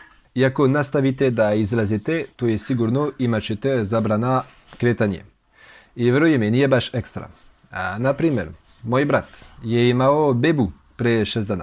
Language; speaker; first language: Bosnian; non-native, learner; French